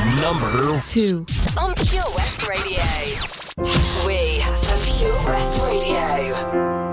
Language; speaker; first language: English; native; English